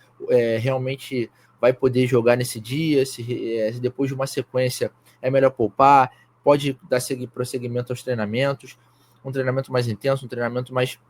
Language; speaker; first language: Portuguese; native; Portuguese